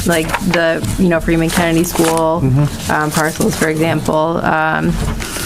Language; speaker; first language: English; native; English